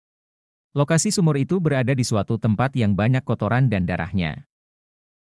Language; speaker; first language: Indonesian; native; Indonesian